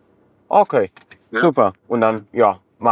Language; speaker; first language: German; non-native, learner; Hebrew